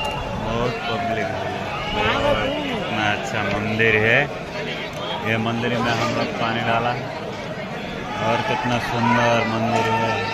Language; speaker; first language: Hindi; non-native, local second language; Odia